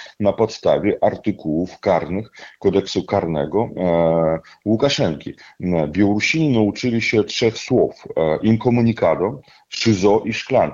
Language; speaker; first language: Polish; non-native, fluent; Russian